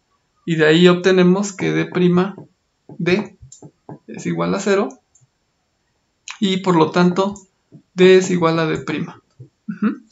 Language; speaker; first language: Spanish; native; Spanish